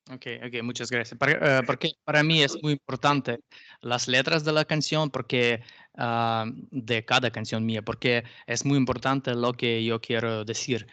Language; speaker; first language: Spanish; non-native, learner; Russian